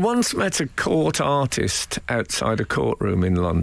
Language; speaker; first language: English; native; English